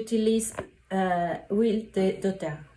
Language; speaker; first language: French; non-native, learner; Spanish